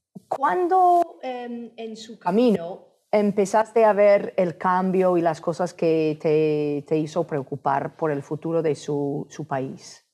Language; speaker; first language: Spanish; non-native, fluent; English